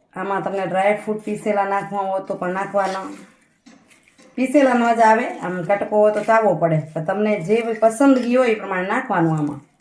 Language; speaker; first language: Gujarati; non-native, local second language; Kachhi